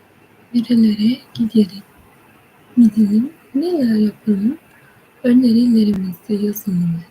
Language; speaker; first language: Turkish; non-native, learner; English